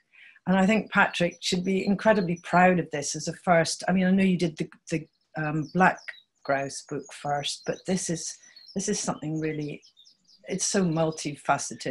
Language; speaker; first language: English; native; English